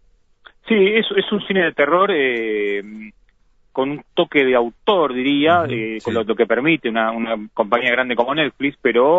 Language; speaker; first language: Spanish; native; Spanish